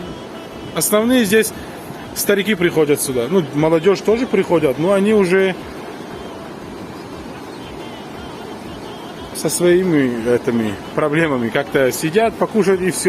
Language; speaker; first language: Russian; non-native, local second language; Tajik